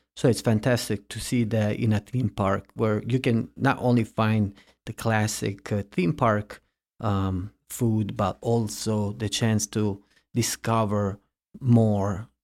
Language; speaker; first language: English; early bilingual, heritage; Italian